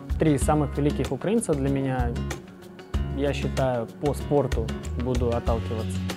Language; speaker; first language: Russian; native; Russian